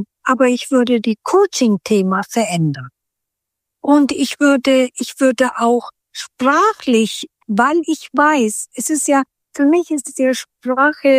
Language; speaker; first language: German; non-native, fluent; Turkish